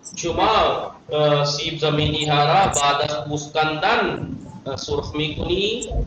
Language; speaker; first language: Persian; non-native, fluent; Urdu